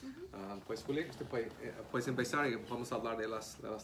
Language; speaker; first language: Spanish; non-native, fluent; English